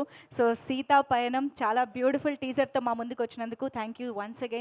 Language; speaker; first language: Telugu; native; Telugu